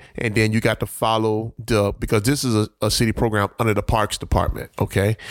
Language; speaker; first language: English; native; English